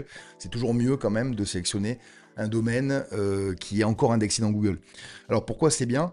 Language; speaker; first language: French; native; French